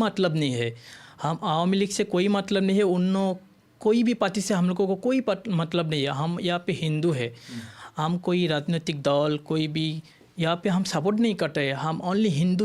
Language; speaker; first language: Hindi; non-native, local second language; Bangla